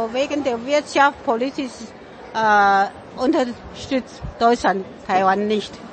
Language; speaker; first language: German; non-native, fluent; Min Nan Chinese